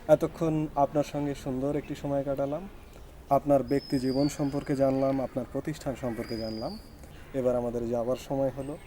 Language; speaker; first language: Bangla; native; Bangla